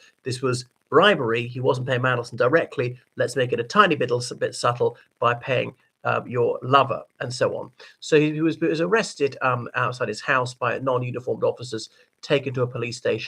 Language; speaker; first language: English; native; English